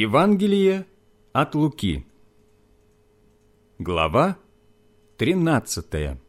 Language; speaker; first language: Russian; native; Russian